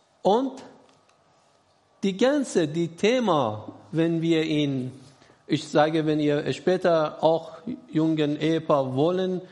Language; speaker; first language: German; non-native, learner; Persian